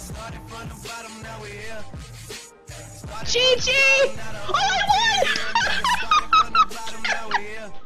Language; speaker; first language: English; native; English